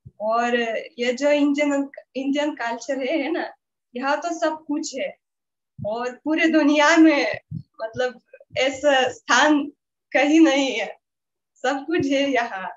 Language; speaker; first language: Hindi; non-native, learner; Russian